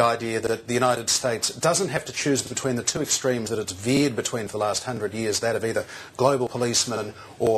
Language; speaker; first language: English; native; English